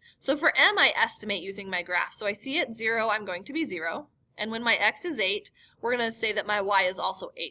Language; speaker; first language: English; native; English